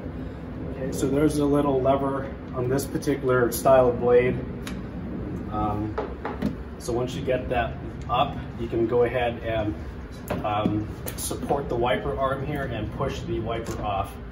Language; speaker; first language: English; native; English